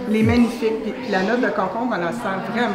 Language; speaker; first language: French; native; French